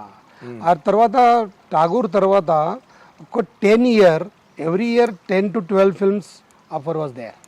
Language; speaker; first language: Telugu; non-native, learner; Marathi